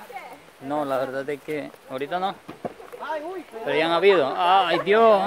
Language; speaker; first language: Spanish; native; Spanish